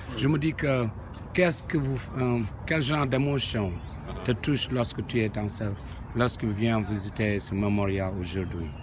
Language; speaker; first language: French; non-native, local second language; Fula